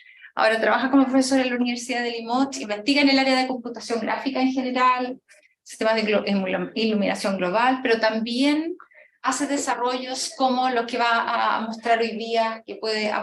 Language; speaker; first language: Spanish; native; Spanish